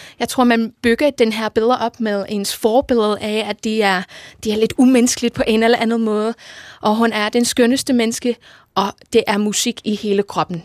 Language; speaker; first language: Danish; non-native, fluent; English